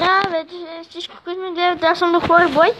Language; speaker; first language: Bulgarian; native; Bulgarian